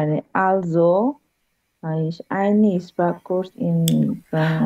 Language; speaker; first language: German; non-native, learner; Bangla